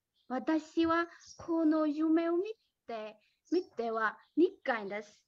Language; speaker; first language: Japanese; non-native, learner; Burmese